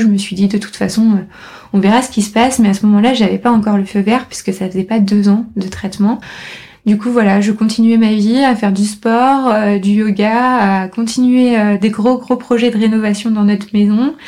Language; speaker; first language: French; native; French